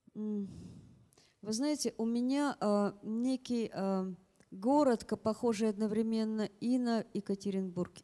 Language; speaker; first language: Russian; native; Russian